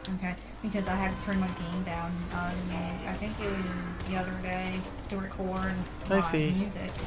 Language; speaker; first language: English; native; English